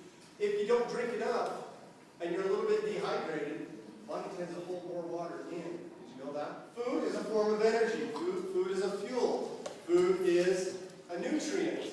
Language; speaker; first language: English; native; English